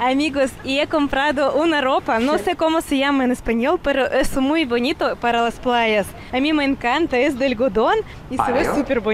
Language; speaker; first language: Spanish; non-native, fluent; Russian